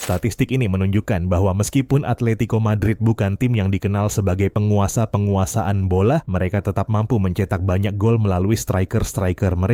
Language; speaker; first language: Indonesian; native; Indonesian